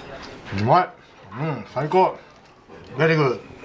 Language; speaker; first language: Japanese; native; Japanese